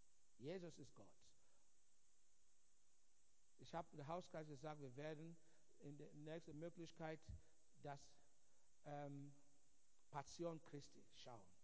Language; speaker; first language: German; non-native, fluent; Igbo